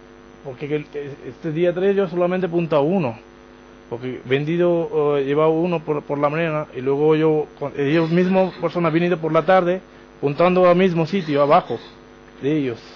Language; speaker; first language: Spanish; non-native, learner; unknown